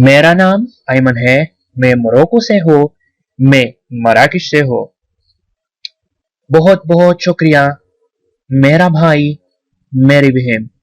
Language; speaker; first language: Hindi; non-native, learner; Arabic